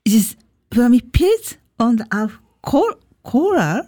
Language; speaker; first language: German; non-native, learner; Japanese